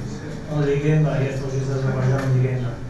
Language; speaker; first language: Russian; non-native, learner; Azerbaijani